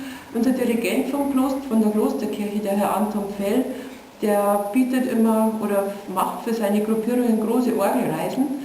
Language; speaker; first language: German; native; German